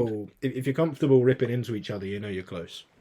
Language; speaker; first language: English; native; English